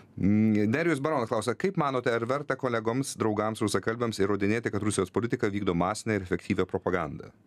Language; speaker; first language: Lithuanian; native; Lithuanian